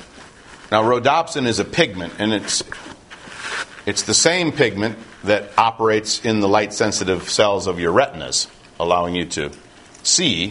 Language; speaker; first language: English; native; English